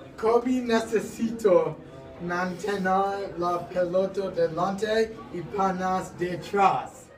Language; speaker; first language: Spanish; non-native, learner; English